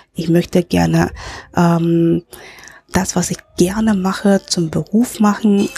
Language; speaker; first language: German; early bilingual, other home language; Cantonese